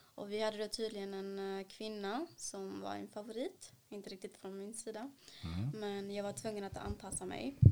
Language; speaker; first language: Swedish; early bilingual, other home language; Kannada